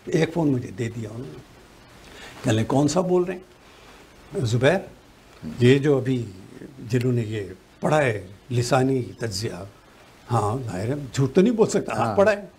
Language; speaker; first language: Urdu; native; Urdu